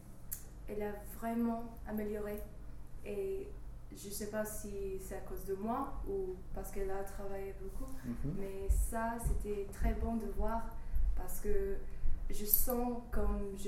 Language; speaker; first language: French; non-native, learner; English